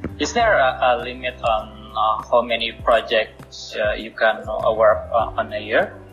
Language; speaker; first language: English; non-native, learner; Indonesian